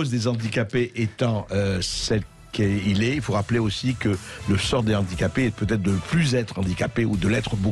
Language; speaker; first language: French; native; French